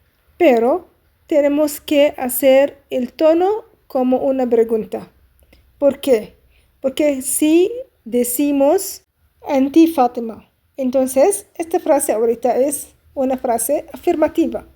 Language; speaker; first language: Spanish; non-native, fluent; Arabic